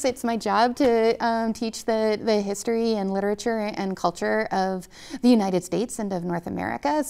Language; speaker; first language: English; native; English